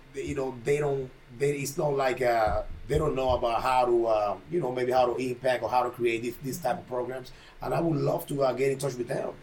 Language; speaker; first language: English; non-native, fluent; Spanish